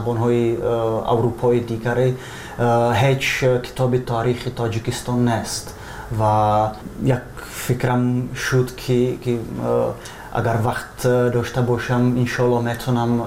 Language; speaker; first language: Persian; non-native, fluent; Czech